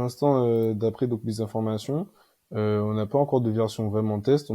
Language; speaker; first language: French; native; French